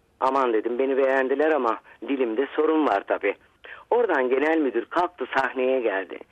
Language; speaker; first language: Turkish; native; Turkish